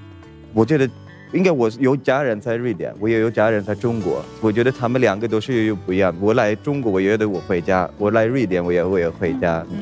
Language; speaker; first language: Chinese; non-native, fluent; Swedish